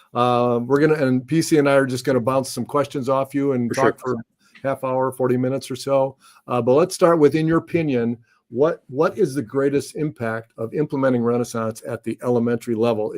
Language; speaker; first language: English; native; English